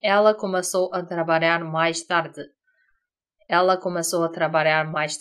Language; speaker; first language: Portuguese; non-native, fluent; Chinese